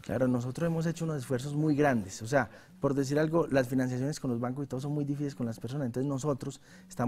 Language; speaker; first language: Spanish; native; Spanish